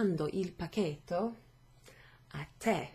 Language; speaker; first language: Italian; non-native, fluent; English